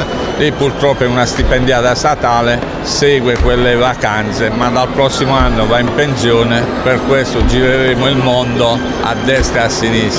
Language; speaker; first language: Italian; native; Italian